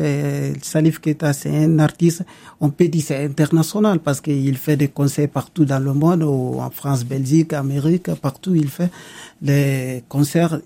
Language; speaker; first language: French; non-native, local second language; Bambara